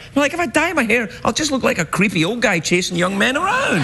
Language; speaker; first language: English; native; English